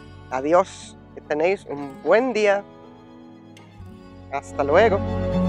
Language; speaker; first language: Spanish; non-native, fluent; English